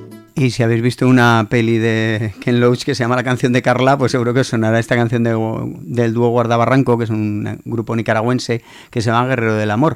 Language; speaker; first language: Spanish; native; Spanish